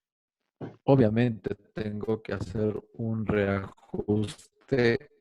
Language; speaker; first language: Spanish; native; Spanish